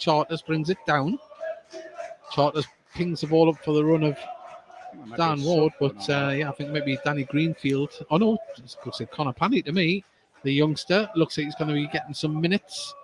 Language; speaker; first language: English; native; English